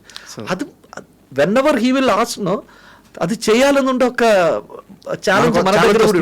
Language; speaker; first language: Telugu; non-native, fluent; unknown